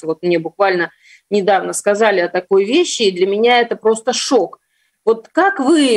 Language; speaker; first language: Russian; native; Russian